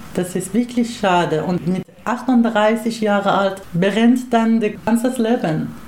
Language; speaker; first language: German; non-native, fluent; Persian